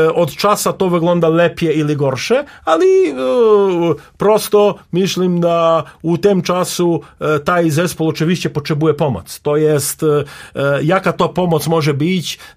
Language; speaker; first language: Polish; non-native, learner; Serbian